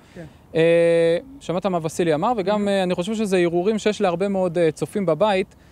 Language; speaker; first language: Hebrew; native; Hebrew